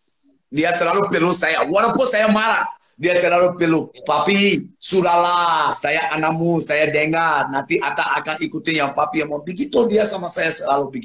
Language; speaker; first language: Indonesian; non-native, fluent; English